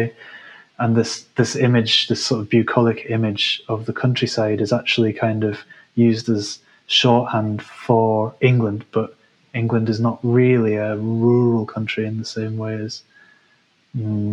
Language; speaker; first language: English; native; English